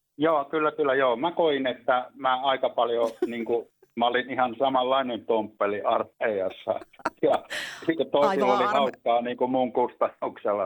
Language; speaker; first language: Finnish; native; Finnish